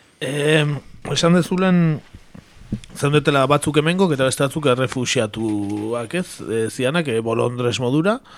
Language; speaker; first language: Basque; native; Basque